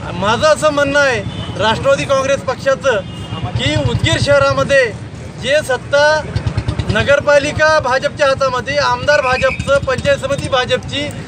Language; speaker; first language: Marathi; native; Marathi